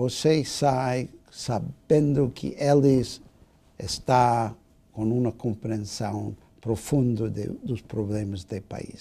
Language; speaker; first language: Portuguese; non-native, fluent; English